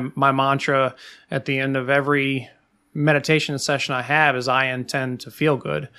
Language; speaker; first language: English; native; English